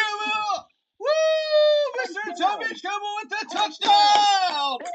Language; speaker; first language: English; native; English